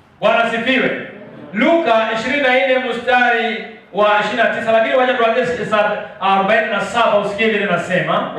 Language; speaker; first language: Swahili; non-native, local second language; Luyia